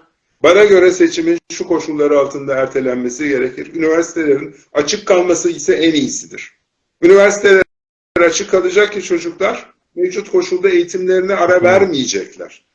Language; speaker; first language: Turkish; native; Turkish